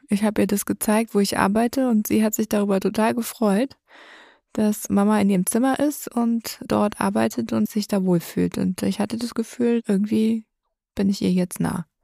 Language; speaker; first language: German; native; German